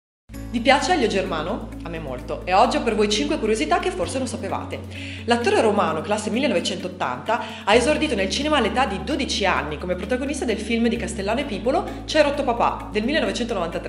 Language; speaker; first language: Italian; native; Italian